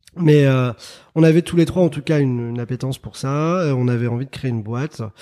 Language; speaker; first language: French; early bilingual, other home language; Arabic